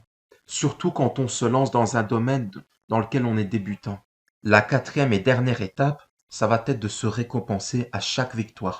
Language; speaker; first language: French; native; French